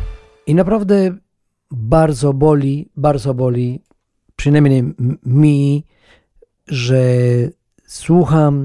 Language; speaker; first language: Polish; non-native, fluent; Spanish